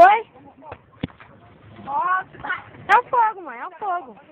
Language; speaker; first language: Portuguese; native; Portuguese